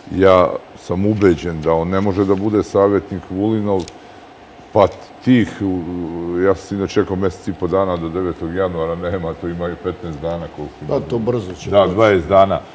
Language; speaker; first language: Serbian; native; Serbian